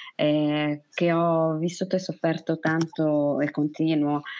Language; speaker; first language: Italian; native; Italian